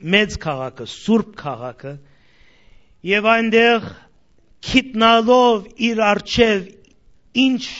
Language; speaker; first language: Armenian; early bilingual, heritage; Armenian